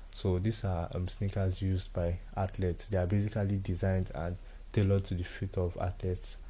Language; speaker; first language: English; non-native, local second language; Yoruba